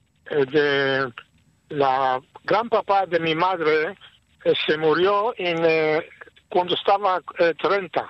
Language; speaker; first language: Spanish; early bilingual, heritage; Ladino